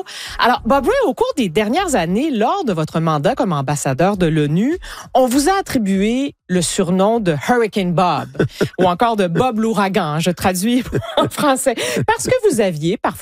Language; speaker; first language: French; native; French